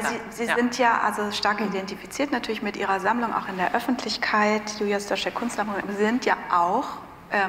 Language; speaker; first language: German; native; German